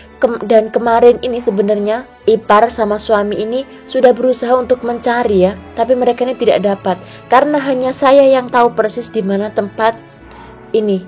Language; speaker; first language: Indonesian; non-native, local second language; Javanese